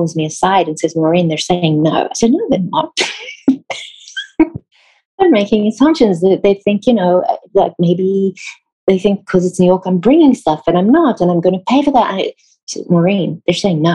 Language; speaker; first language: English; non-native, fluent; Hebrew